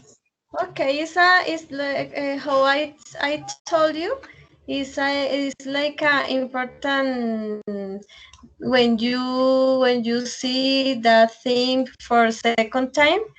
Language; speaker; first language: English; non-native, learner; Spanish